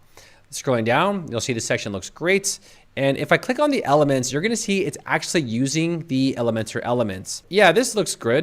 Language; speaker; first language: English; native; English